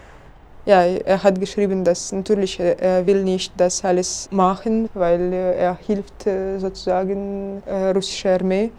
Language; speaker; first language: German; non-native, learner; Belarusian